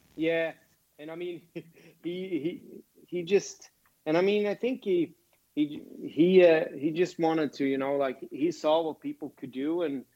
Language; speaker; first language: English; non-native, fluent; Swedish